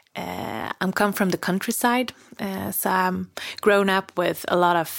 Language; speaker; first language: English; non-native, fluent; Swedish